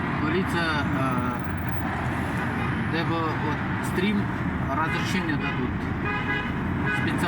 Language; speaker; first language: Russian; non-native, local second language; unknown